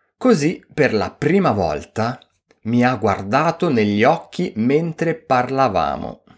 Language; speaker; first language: Italian; native; Italian